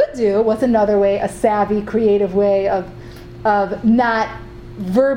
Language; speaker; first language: English; native; English